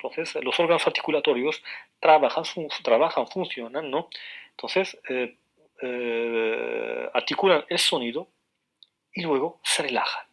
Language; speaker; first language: Spanish; non-native, fluent; Arabic